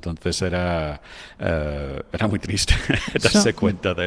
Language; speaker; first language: Spanish; non-native, fluent; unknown